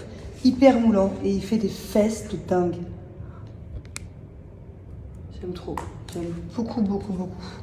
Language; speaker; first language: French; native; French